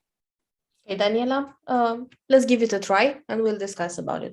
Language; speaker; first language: English; non-native, fluent; Romanian